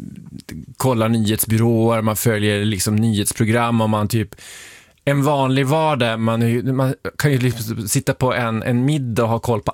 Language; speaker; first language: Swedish; native; Swedish